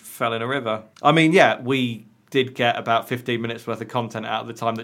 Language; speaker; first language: English; native; English